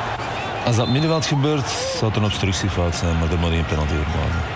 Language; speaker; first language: Dutch; native; Dutch